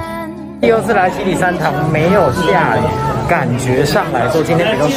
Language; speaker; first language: Chinese; native; Chinese